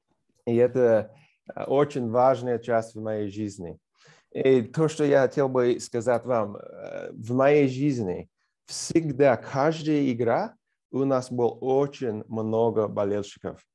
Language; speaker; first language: Russian; non-native, fluent; English